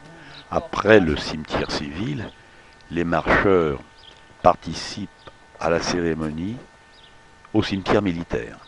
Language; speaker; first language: French; native; French